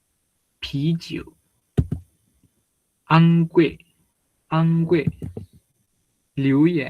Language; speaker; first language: Chinese; non-native, fluent; Bangla